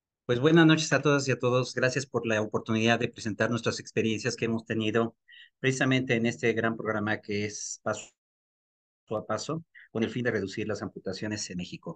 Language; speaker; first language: Spanish; native; Spanish